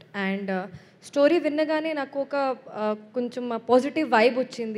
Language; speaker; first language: Telugu; non-native, learner; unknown